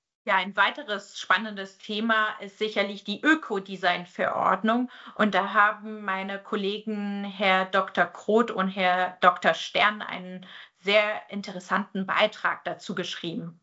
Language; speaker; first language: German; native; German